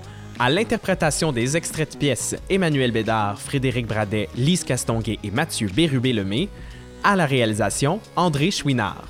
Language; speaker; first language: French; native; French